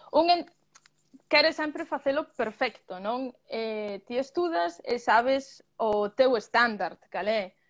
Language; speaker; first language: Galician; early bilingual, other home language; Spanish